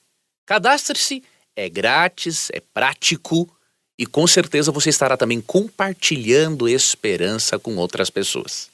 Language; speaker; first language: Portuguese; native; Portuguese